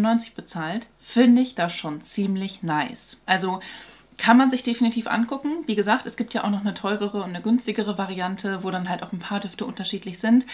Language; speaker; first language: German; native; German